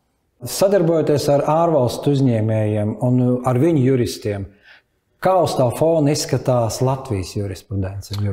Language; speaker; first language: Latvian; native; Latvian